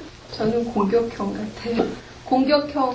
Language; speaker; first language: Korean; native; Korean